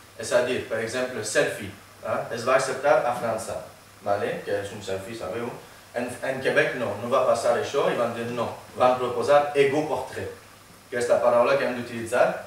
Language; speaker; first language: Catalan; non-native, fluent; French